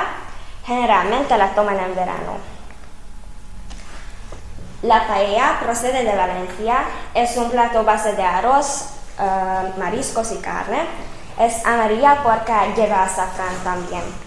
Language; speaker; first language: Spanish; non-native, fluent; Hungarian